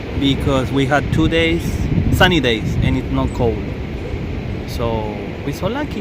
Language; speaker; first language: English; non-native, learner; Spanish